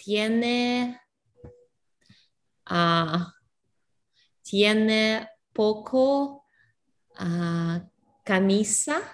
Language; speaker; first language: Spanish; non-native, fluent; English